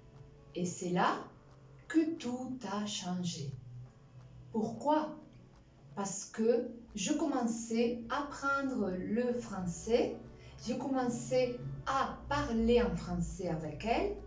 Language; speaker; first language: French; non-native, fluent; Spanish